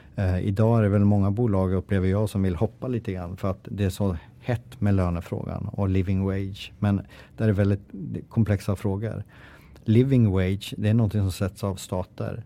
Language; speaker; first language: Swedish; native; Swedish